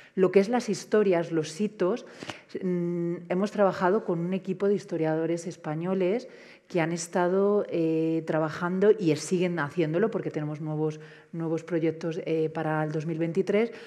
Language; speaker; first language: Spanish; native; Spanish